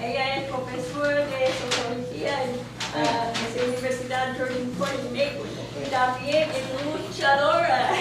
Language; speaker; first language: Spanish; non-native, learner; English